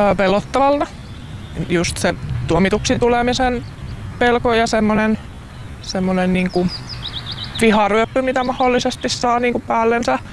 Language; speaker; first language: Finnish; native; Finnish